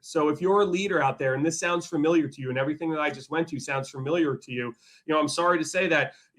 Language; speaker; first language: English; native; English